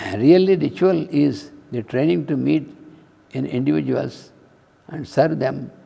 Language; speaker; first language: English; non-native, local second language; Telugu